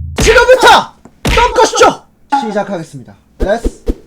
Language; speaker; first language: Korean; native; Korean